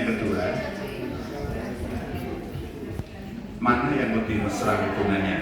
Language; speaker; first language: Indonesian; native; Indonesian